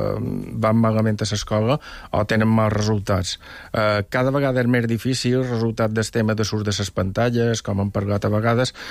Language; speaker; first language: Catalan; native; Catalan